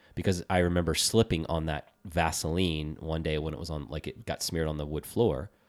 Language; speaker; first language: English; native; English